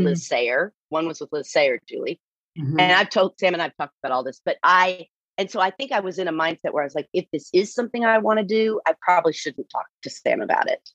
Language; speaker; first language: English; native; English